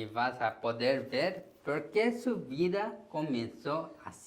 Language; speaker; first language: Spanish; non-native, learner; Korean